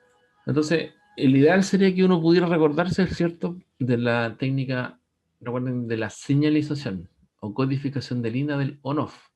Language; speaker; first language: Spanish; native; Spanish